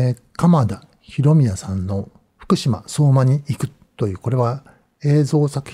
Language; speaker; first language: Japanese; native; Japanese